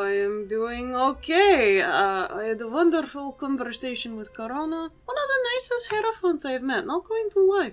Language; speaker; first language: English; native; English